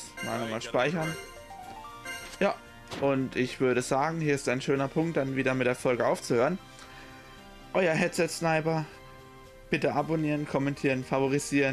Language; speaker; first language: German; native; German